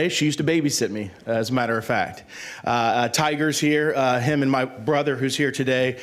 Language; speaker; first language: English; native; English